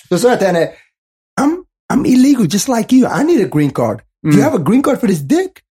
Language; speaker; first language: English; non-native, fluent; Somali